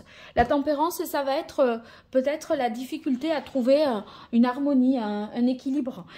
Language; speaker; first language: French; native; French